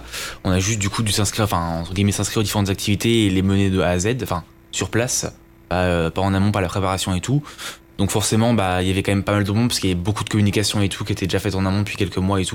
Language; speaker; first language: French; native; French